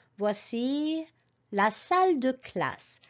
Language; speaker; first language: French; non-native, fluent; English